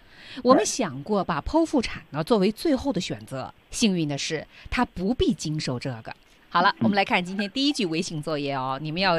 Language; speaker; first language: Chinese; native; Chinese